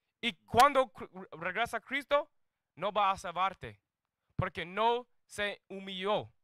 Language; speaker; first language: Spanish; non-native, learner; English